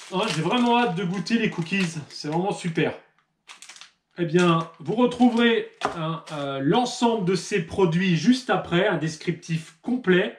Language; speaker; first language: French; native; French